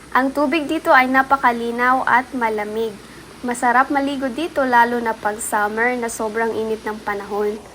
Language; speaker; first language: Filipino; non-native, local second language; Cebuano